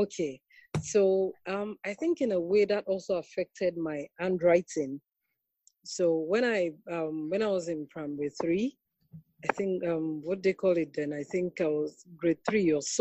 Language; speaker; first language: English; non-native, local second language; Yoruba